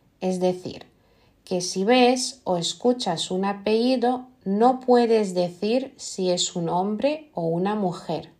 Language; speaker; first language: Spanish; non-native, fluent; Lithuanian